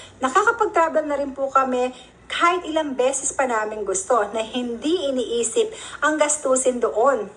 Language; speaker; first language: Filipino; non-native, local second language; Pampanga